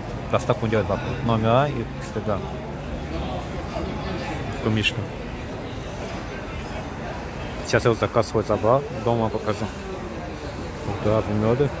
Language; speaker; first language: Russian; non-native, learner; Azerbaijani